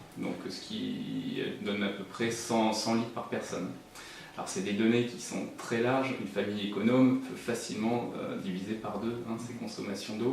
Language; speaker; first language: French; native; French